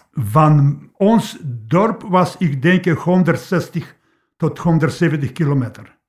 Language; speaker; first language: Dutch; non-native, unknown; Polish